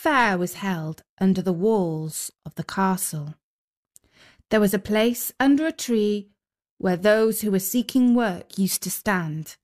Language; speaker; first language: English; native; English